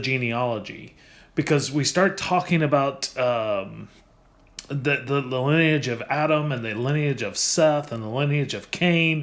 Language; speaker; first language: English; native; English